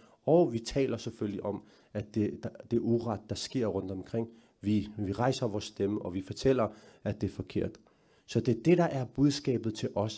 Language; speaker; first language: Danish; early bilingual, other home language; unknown